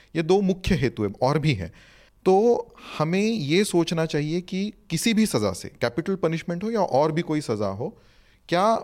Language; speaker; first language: Hindi; non-native, local second language; Marathi